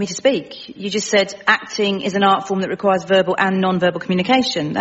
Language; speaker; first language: English; native; English